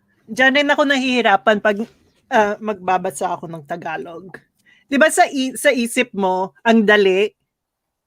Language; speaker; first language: Filipino; early bilingual, heritage; Swedish